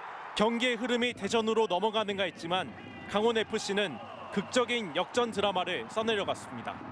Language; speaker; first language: Korean; native; Korean